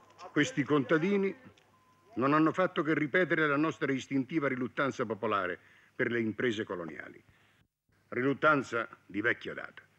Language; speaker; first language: Italian; native; Italian